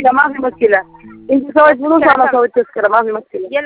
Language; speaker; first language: Arabic; non-native, learner; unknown